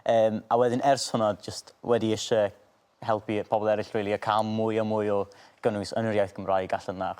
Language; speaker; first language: Welsh; native; Welsh